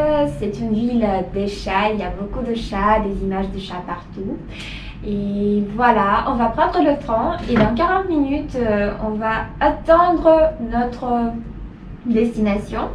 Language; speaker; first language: French; non-native, fluent; Russian